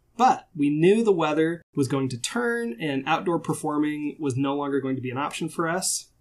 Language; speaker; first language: English; native; English